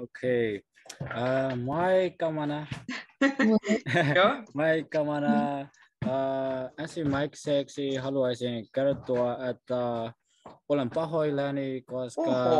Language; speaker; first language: Finnish; non-native, learner; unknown